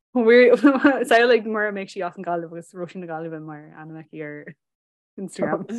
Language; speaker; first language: Irish; non-native, local second language; English